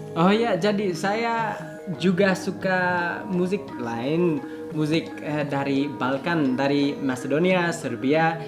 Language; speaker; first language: Indonesian; early bilingual, heritage; Indonesian